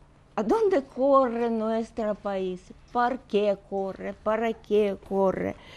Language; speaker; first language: Spanish; non-native, fluent; Russian